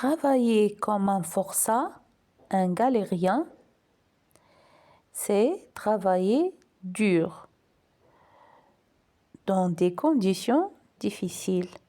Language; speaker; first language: French; non-native, local second language; Arabic